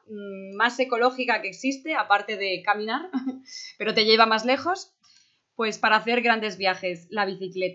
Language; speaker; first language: Spanish; native; Spanish